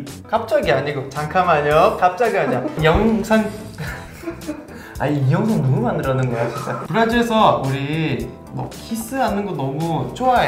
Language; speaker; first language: Korean; non-native, fluent; Portuguese